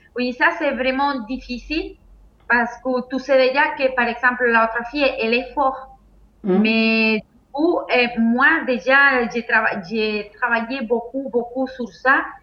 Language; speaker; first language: French; non-native, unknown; Spanish